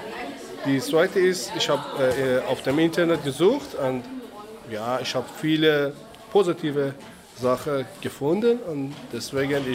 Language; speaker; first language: German; non-native, learner; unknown